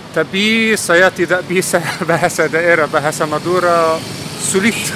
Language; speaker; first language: Indonesian; non-native, fluent; Arabic